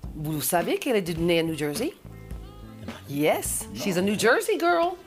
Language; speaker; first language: French; non-native, fluent; English